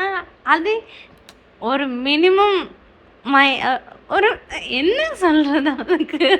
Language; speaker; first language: Tamil; non-native, learner; Malayalam